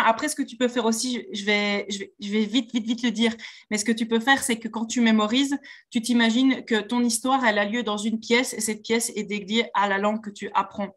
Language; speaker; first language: French; native; French